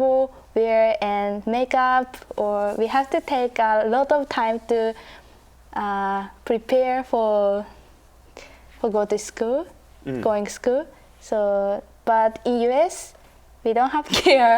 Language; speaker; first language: English; non-native, learner; Japanese